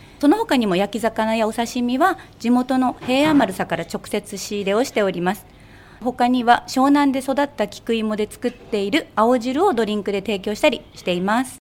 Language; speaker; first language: Japanese; native; Japanese